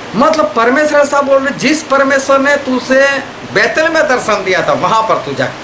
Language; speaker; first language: Hindi; non-native, local second language; Gujarati